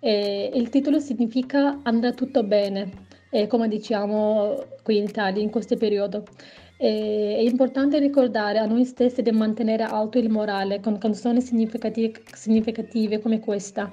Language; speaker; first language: Italian; non-native, learner; Turkish